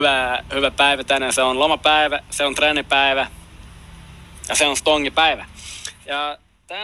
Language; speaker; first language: Finnish; non-native, local second language; Swedish